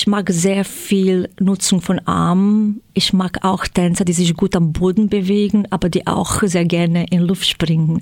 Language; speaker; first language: German; non-native, fluent; Croatian